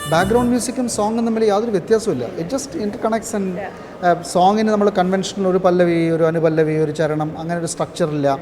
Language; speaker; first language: Malayalam; native; Malayalam